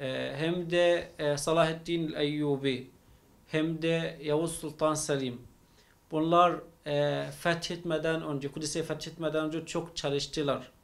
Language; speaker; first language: Turkish; non-native, fluent; Arabic